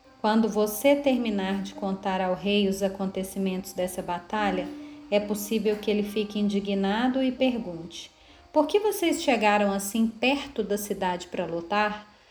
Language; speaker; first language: Portuguese; native; Portuguese